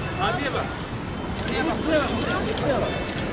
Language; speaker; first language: Turkish; native; Turkish